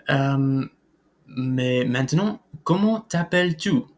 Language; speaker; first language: French; non-native, fluent; English